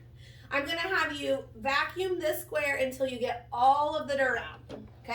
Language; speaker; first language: English; native; English